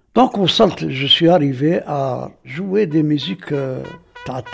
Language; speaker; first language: French; non-native, local second language; Arabic